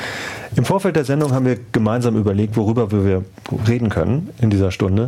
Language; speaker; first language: German; native; German